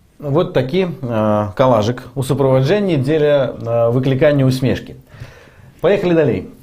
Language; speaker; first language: Belarusian; non-native, local second language; Russian